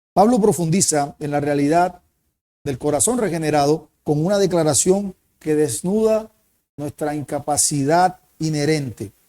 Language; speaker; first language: Spanish; native; Spanish